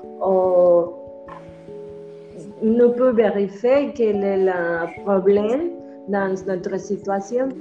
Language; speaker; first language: French; non-native, learner; Spanish